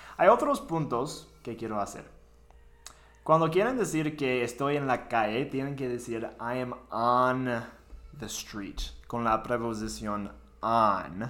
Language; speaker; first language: Spanish; non-native, fluent; English